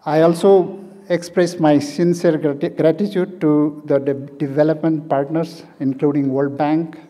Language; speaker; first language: English; non-native, local second language; Nepali